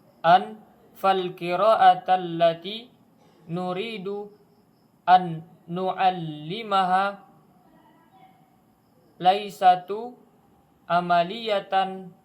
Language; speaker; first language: Arabic; non-native, learner; Indonesian